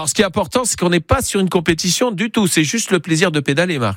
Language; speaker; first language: French; native; French